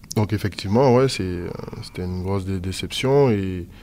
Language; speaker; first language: French; native; French